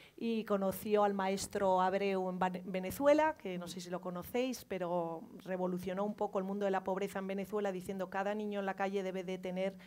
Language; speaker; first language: Spanish; native; Spanish